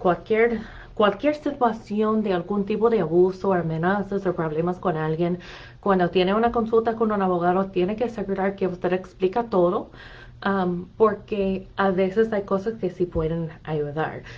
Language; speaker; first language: Spanish; non-native, fluent; English